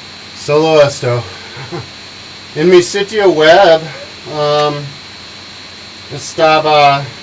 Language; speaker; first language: Spanish; non-native, learner; English